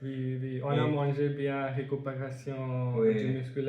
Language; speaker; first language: French; non-native, learner; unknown